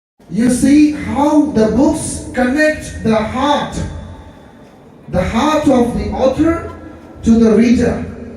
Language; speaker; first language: English; non-native, local second language; Bangla